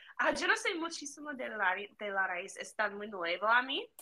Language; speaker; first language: Spanish; non-native, learner; English